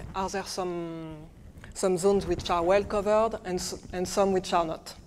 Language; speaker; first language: English; non-native, fluent; French